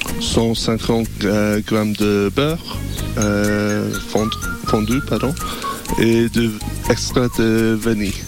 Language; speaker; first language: French; non-native, learner; English